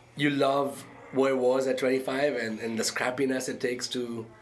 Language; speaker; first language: English; early bilingual, other home language; Arabic